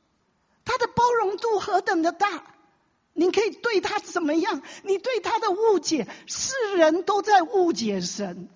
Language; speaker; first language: Chinese; native; Chinese